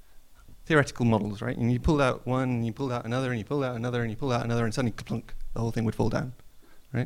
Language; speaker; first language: English; native; English